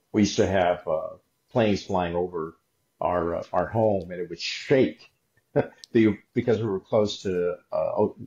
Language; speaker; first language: English; native; English